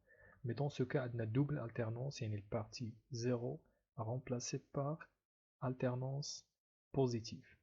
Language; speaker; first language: French; non-native, local second language; Arabic